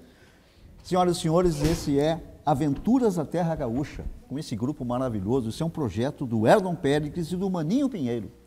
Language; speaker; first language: Portuguese; native; Portuguese